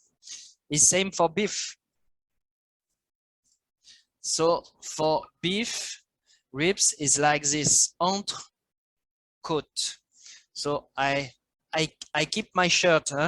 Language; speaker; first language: English; non-native, learner; French